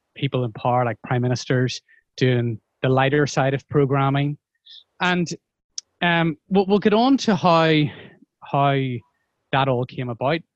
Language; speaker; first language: English; native; English